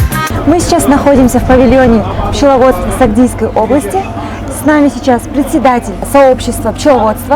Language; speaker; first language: Russian; native; Russian